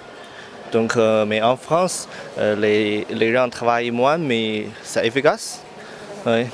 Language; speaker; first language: French; non-native, learner; Chinese